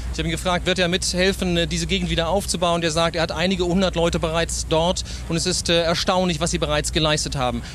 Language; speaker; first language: German; native; German